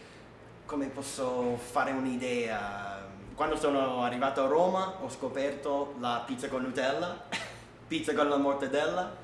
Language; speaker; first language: Italian; non-native, learner; English